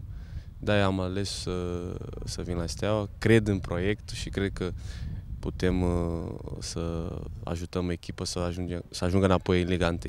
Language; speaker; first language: Romanian; non-native, fluent; Portuguese